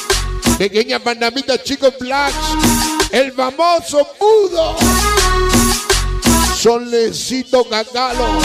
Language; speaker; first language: Spanish; native; Spanish